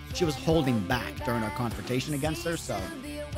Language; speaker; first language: English; native; English